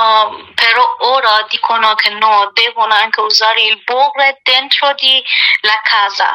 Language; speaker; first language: Italian; non-native, learner; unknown